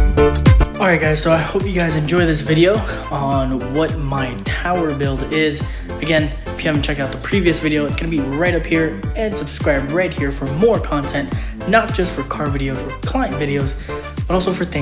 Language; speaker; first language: English; native; English